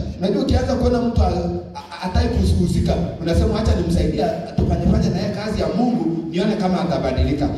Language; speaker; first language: Swahili; non-native, local second language; Kalenjin